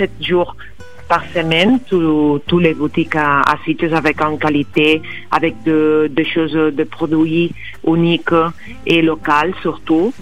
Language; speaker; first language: French; non-native, fluent; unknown